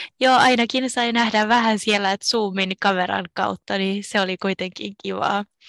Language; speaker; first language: Finnish; non-native, local second language; Swedish